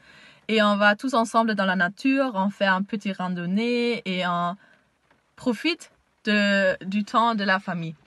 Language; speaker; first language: French; non-native, learner; German